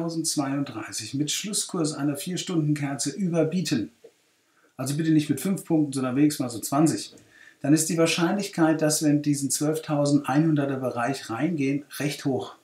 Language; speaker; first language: German; native; German